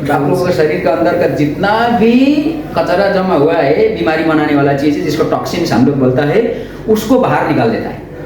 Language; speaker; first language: Hindi; non-native, local second language; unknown